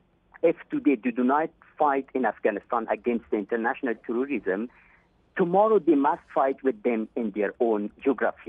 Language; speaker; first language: English; non-native, fluent; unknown